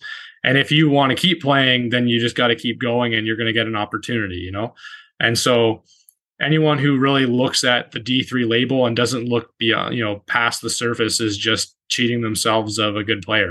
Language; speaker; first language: English; native; English